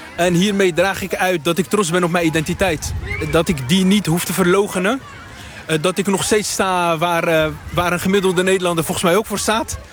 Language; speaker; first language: Dutch; early bilingual, other home language; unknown